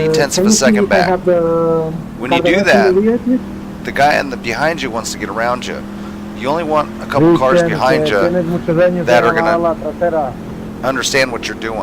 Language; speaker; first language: English; native; English